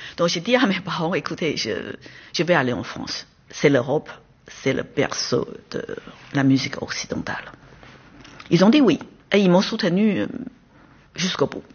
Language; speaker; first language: French; non-native, fluent; Chinese